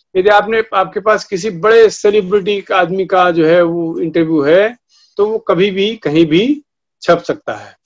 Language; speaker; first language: Hindi; native; Hindi